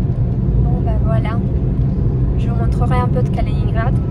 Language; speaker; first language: French; non-native, fluent; Russian